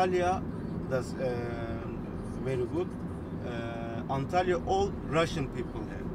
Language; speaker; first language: English; non-native, learner; Turkish